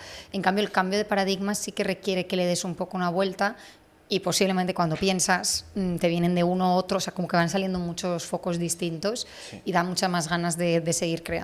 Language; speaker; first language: Spanish; native; Spanish